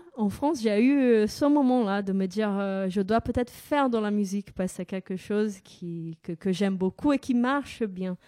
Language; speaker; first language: French; non-native, fluent; Portuguese